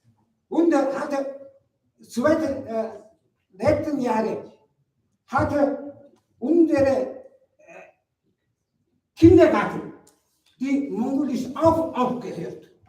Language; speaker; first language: German; non-native, learner; Mongolian